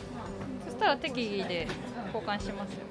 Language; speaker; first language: Japanese; native; Japanese